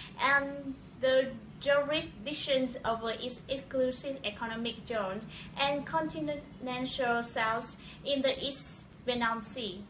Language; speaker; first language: English; non-native, fluent; Vietnamese